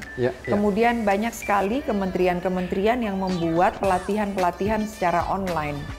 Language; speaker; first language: Indonesian; native; Indonesian